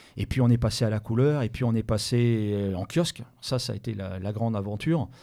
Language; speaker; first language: French; native; French